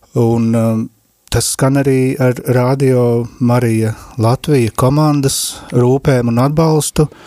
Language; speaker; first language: Latvian; native; Latvian